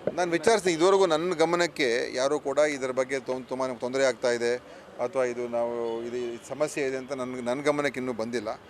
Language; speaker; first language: Kannada; native; Kannada